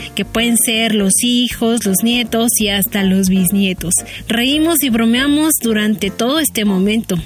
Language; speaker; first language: Spanish; native; Spanish